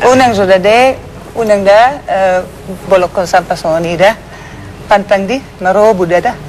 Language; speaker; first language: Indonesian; non-native, fluent; German